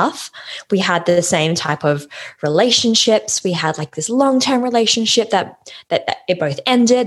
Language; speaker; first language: English; native; English